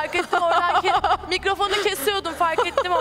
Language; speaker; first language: Turkish; native; Turkish